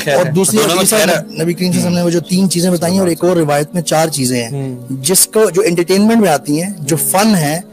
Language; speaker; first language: Urdu; native; Urdu